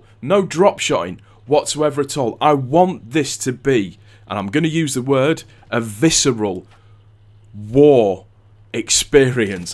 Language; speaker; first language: English; native; English